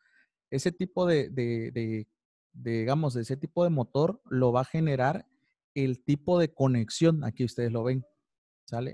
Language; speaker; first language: Spanish; native; Spanish